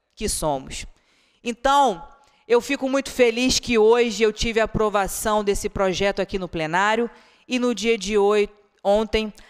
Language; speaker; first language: Portuguese; native; Portuguese